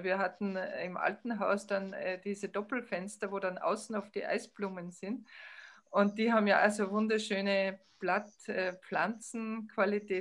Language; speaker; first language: German; native; German